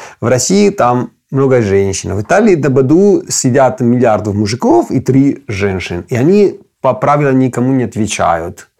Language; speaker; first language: Russian; non-native, fluent; Italian